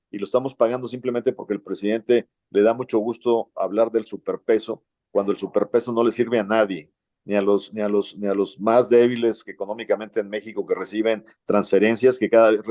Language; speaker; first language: Spanish; native; Spanish